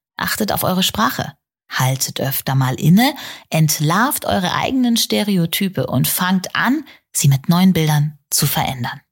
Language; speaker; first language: German; native; German